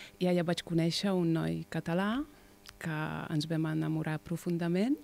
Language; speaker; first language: Catalan; non-native, fluent; Hungarian